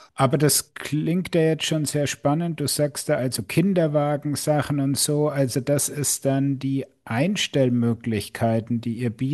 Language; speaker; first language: German; native; German